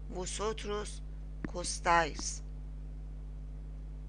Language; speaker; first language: Spanish; non-native, learner; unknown